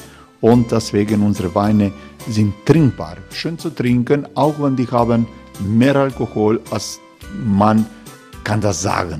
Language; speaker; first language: German; non-native, learner; Croatian